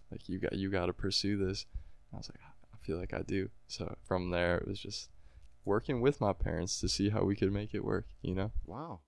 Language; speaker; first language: English; native; English